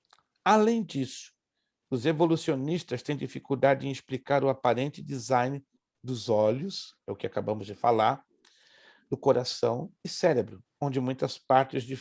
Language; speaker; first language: Portuguese; native; Portuguese